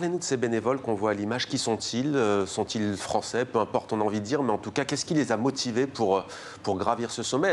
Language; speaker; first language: French; native; French